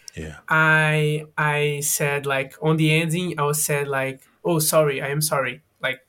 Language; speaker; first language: English; non-native, learner; Portuguese